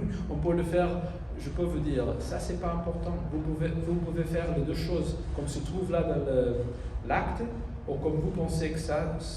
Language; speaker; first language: French; non-native, learner; Spanish